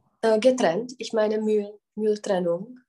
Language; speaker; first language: German; non-native, fluent; Czech